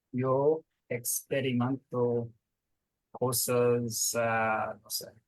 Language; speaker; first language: Spanish; non-native, learner; English